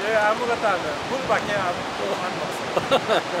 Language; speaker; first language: Korean; non-native, learner; Nepali